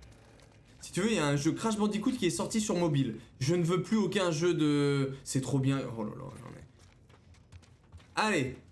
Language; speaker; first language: French; native; French